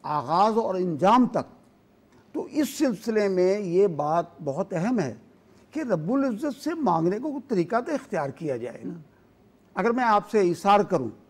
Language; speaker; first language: Urdu; native; Urdu